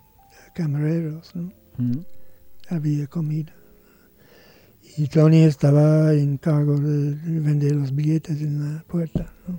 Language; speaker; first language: Spanish; non-native, learner; English